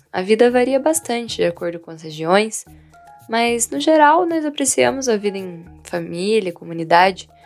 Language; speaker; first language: Portuguese; non-native, fluent; Vietnamese